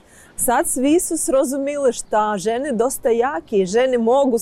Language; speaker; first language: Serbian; non-native, learner; Ukrainian